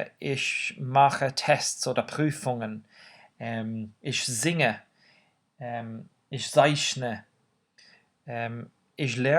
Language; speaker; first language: German; non-native, fluent; Irish